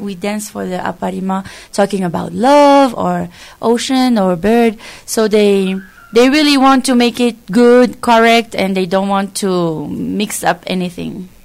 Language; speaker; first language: English; non-native, fluent; French